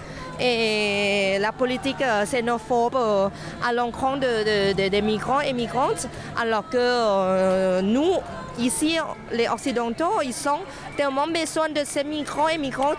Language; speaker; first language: French; non-native, fluent; Thai